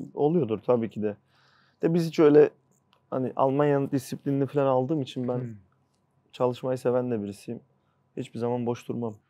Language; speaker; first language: Turkish; early bilingual, heritage; Turkish